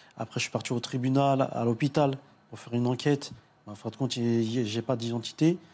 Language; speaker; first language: French; early bilingual, other home language; Arabic